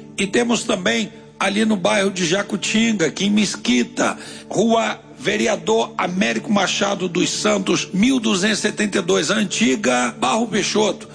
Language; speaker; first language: Portuguese; native; Portuguese